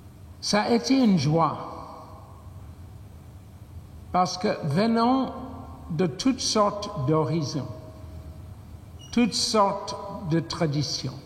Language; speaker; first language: French; non-native, fluent; English